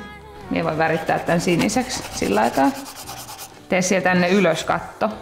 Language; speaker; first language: Finnish; native; Finnish